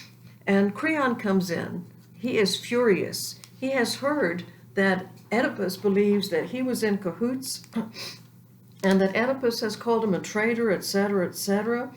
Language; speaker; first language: English; native; English